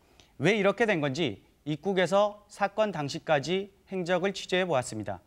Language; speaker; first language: Korean; native; Korean